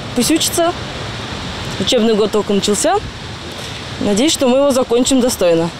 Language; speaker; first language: Russian; native; Russian